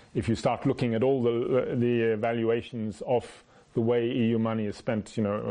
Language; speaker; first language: English; native; English